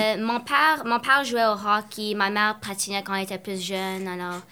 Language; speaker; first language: French; non-native, local second language; English